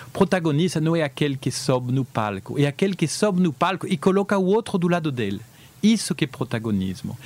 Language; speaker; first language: Portuguese; early bilingual, heritage; Portuguese